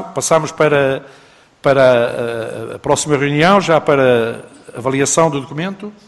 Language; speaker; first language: Portuguese; native; Portuguese